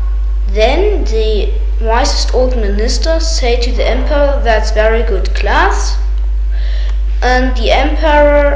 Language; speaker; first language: English; non-native, learner; German